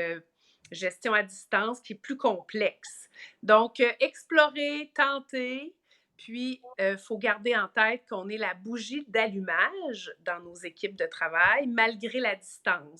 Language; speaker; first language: French; native; French